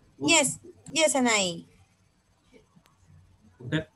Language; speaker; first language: English; non-native, fluent; Spanish